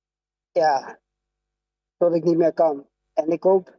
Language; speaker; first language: Dutch; early bilingual, other home language; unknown